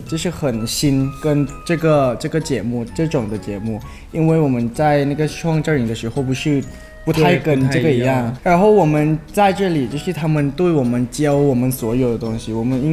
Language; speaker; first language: Chinese; non-native, learner; Thai